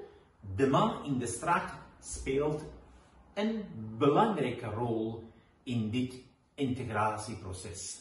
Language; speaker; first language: Dutch; non-native, fluent; Kurdish